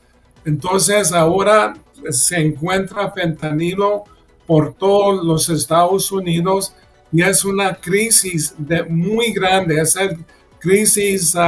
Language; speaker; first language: Spanish; early bilingual, heritage; Spanish